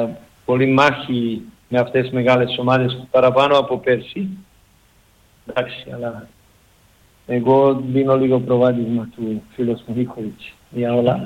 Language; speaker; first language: Greek; non-native, learner; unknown